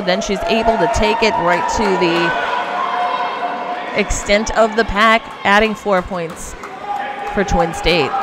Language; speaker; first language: English; native; English